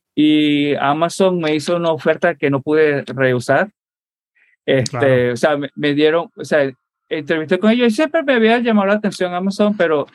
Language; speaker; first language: Spanish; native; Spanish